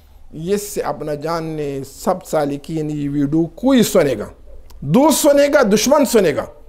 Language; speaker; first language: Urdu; non-native, local second language; Pashto